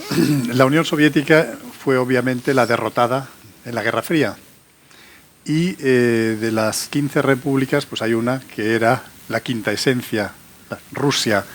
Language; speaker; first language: Spanish; native; Spanish